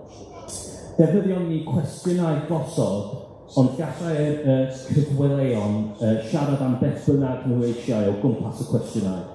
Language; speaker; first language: Welsh; non-native, fluent; English